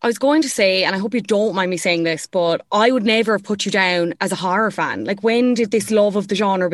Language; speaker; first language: English; native; English